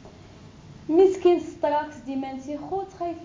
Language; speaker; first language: Dutch; non-native, learner; Arabic